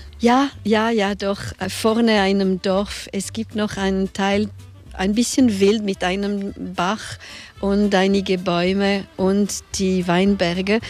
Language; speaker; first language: German; non-native, local second language; French